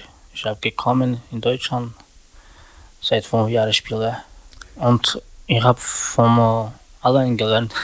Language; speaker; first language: German; non-native, learner; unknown